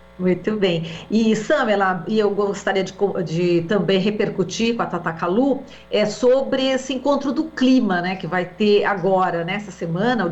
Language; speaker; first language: Portuguese; native; Portuguese